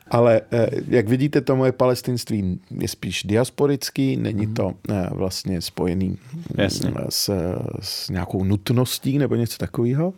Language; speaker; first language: Czech; early bilingual, other home language; Arabic